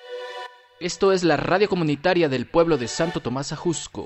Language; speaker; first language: Spanish; native; Spanish